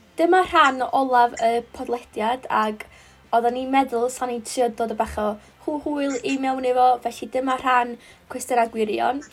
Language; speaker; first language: Welsh; native; Welsh